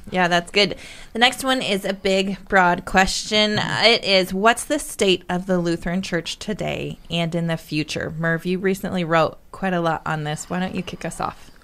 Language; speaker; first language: English; native; English